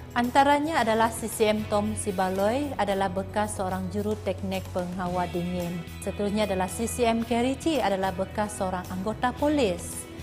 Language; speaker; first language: Malay; non-native, local second language; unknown